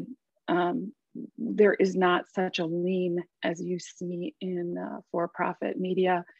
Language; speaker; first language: English; native; English